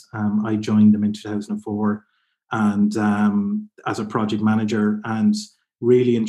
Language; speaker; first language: English; native; English